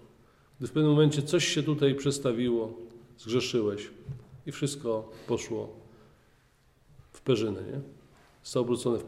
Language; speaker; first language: Polish; native; Polish